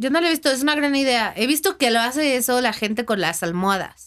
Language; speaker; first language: Spanish; native; Spanish